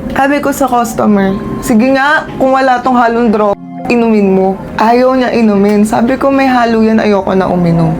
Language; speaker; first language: Filipino; non-native, local second language; Cebuano